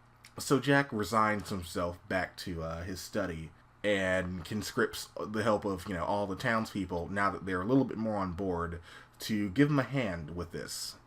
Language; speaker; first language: English; native; English